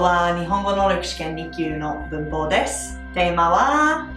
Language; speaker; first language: Japanese; non-native, fluent; English